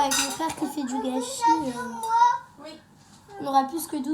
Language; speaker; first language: French; native; French